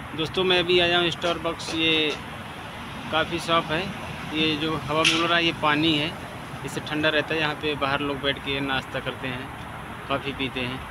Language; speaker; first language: Hindi; native; Hindi